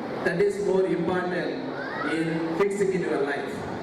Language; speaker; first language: English; non-native, local second language; Tamil